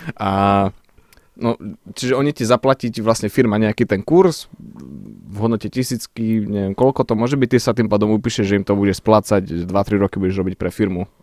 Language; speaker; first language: Slovak; early bilingual, other home language; Czech